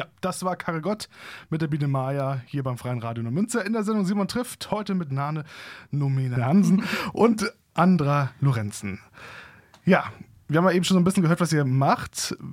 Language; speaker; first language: German; native; German